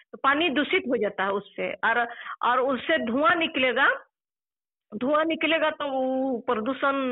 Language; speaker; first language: Hindi; non-native, local second language; Santali